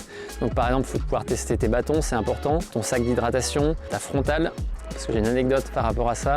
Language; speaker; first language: French; native; French